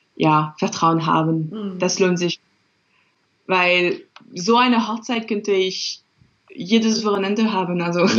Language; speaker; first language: German; non-native, fluent; French